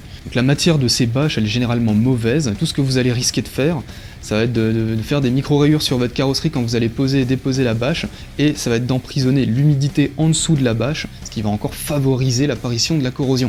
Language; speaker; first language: French; native; French